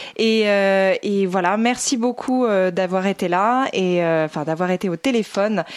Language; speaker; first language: French; native; French